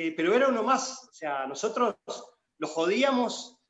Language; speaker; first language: Spanish; native; Spanish